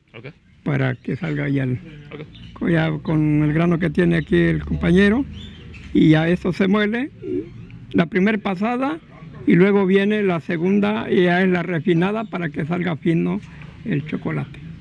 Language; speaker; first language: Spanish; native; Spanish